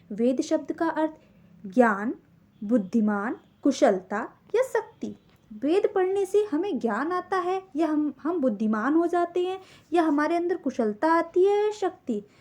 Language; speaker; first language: Hindi; native; Hindi